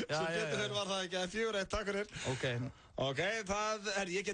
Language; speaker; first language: Icelandic; native; Icelandic